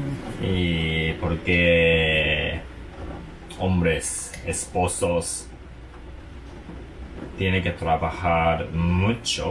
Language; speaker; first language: Spanish; non-native, learner; Japanese